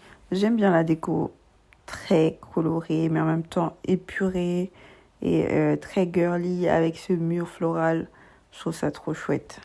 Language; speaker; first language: French; native; French